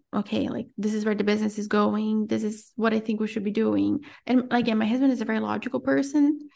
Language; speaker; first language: English; non-native, fluent; Portuguese